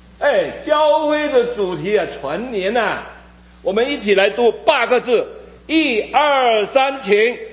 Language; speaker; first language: Chinese; early bilingual, heritage; Cantonese